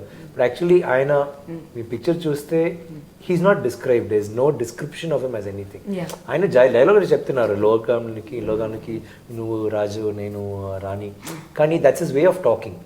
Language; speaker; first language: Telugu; non-native, learner; Tamil